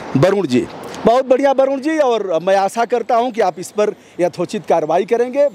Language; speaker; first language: Hindi; native; Hindi